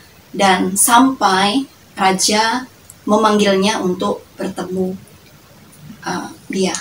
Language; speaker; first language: Indonesian; native; Indonesian